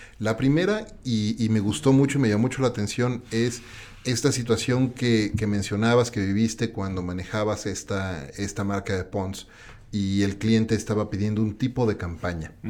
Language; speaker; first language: Spanish; native; Spanish